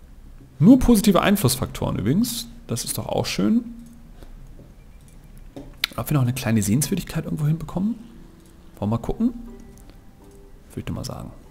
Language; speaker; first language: German; native; German